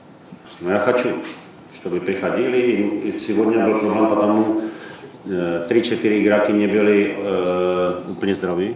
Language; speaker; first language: Russian; non-native, learner; Czech